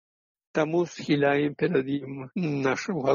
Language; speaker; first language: Belarusian; native; Belarusian